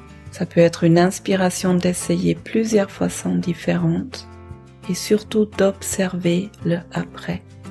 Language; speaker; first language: French; non-native, fluent; German